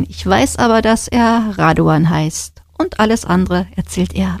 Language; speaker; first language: German; native; German